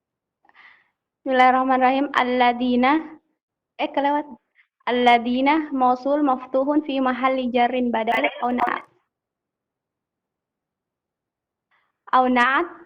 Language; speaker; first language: Arabic; non-native, learner; Indonesian